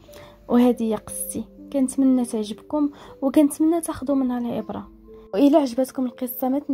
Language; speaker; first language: Arabic; native; Arabic